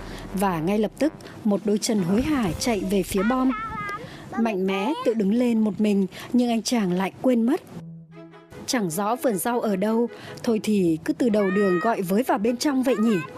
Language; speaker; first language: Vietnamese; native; Vietnamese